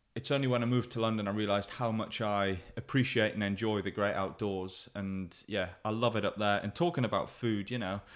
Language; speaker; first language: English; native; English